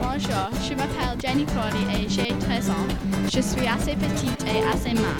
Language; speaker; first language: French; non-native, learner; English